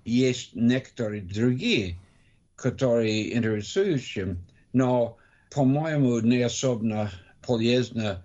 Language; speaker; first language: Russian; non-native, learner; English